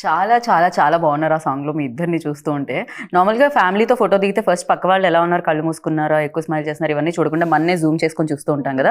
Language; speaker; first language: Telugu; native; Telugu